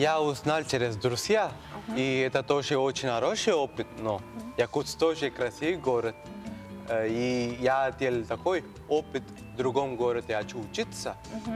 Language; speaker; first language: Russian; non-native, learner; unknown